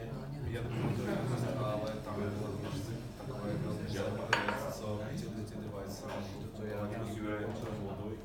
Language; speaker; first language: Czech; non-native, learner; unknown